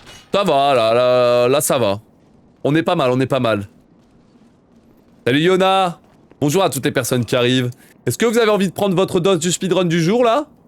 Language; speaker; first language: French; native; French